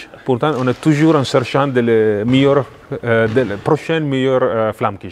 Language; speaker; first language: French; non-native, fluent; Italian